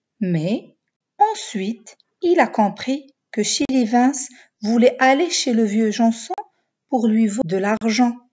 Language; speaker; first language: French; non-native, local second language; Arabic